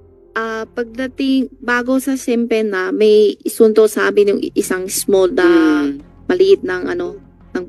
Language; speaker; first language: Filipino; non-native, learner; Chinese